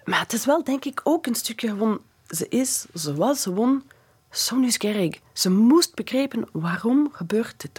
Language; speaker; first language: Dutch; non-native, fluent; English